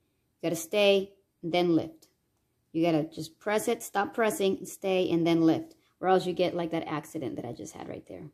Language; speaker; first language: English; native; English